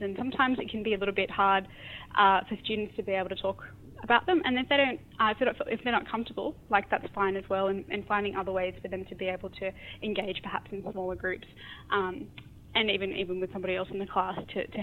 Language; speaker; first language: English; native; English